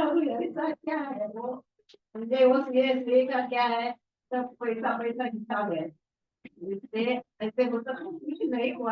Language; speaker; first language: Hindi; non-native, local second language; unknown